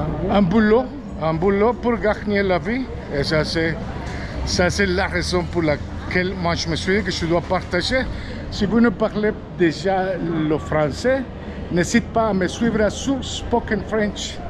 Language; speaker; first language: French; non-native, fluent; Spanish